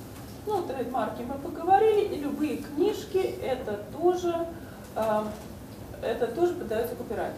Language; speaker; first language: Russian; native; Russian